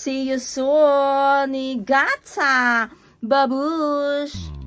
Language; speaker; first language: English; non-native, local second language; Cebuano